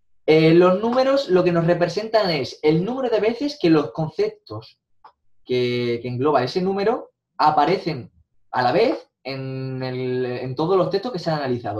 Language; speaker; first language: Spanish; native; Spanish